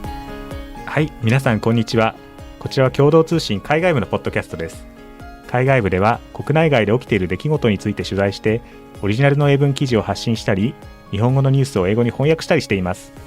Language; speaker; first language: Japanese; native; Japanese